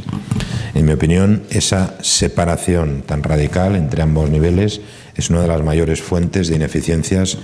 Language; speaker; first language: Spanish; native; Spanish